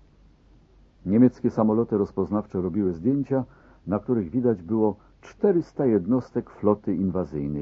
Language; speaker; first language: Polish; native; Polish